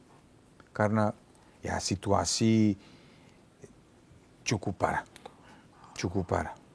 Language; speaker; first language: Indonesian; non-native, fluent; Serbian